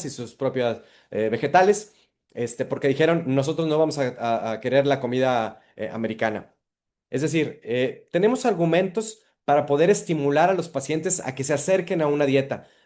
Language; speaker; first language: Spanish; native; Spanish